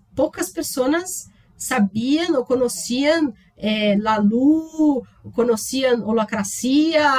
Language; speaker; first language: Spanish; non-native, learner; Portuguese